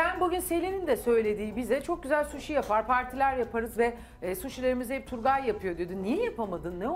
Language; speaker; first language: Turkish; native; Turkish